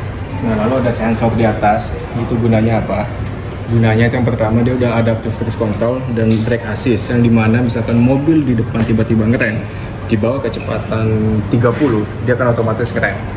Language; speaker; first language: Indonesian; native; Indonesian